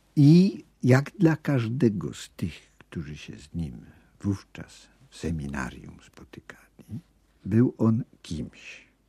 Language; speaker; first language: Polish; native; Polish